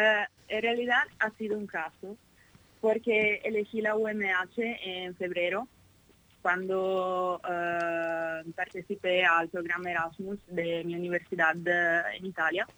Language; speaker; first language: Spanish; non-native, fluent; Italian